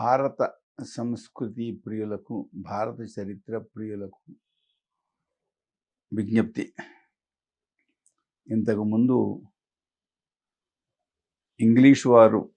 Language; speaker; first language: Telugu; native; Telugu